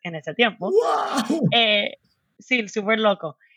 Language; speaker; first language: Spanish; early bilingual, heritage; Spanish